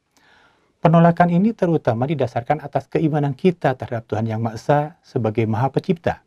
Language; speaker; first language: Indonesian; native; Indonesian